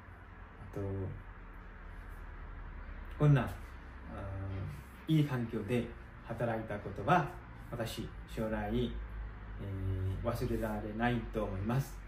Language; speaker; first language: Japanese; non-native, learner; Nepali